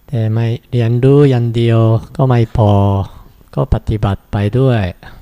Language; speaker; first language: Thai; non-native, fluent; Japanese